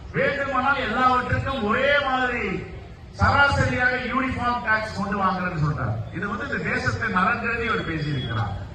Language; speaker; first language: Tamil; native; Tamil